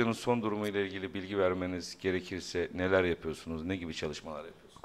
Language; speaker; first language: Turkish; native; Turkish